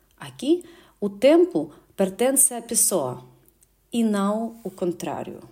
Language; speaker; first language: Portuguese; non-native, fluent; Russian